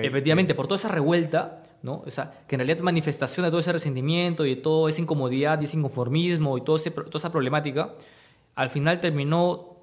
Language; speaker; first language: Spanish; native; Spanish